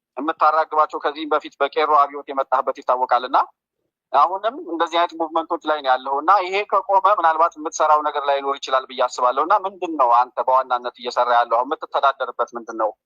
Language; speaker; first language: Amharic; native; Amharic